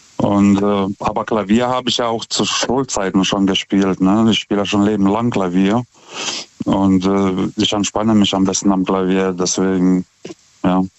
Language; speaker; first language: German; non-native, fluent; Lithuanian